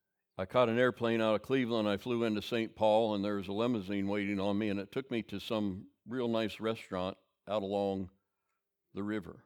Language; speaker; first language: English; native; English